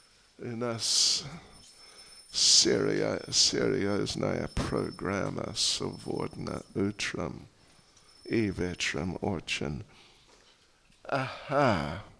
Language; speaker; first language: Russian; non-native, fluent; English